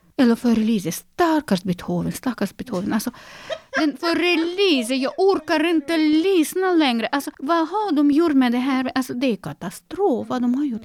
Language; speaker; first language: Swedish; non-native, fluent; Russian